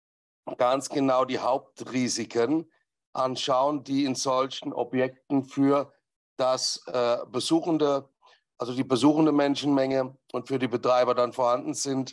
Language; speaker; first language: German; native; German